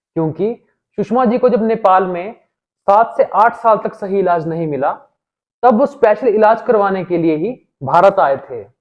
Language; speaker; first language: Hindi; native; Hindi